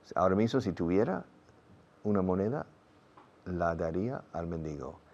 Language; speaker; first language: Spanish; non-native, fluent; English